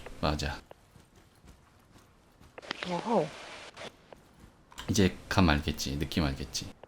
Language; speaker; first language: Korean; native; Korean